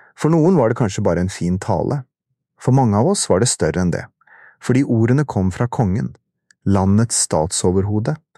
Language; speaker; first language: Norwegian; early bilingual, other home language; Urdu